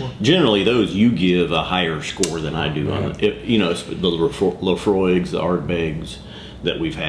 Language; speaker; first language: English; native; English